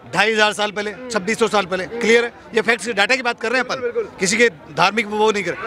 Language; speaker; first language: Hindi; native; Hindi